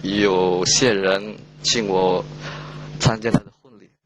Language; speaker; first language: Chinese; non-native, fluent; Indonesian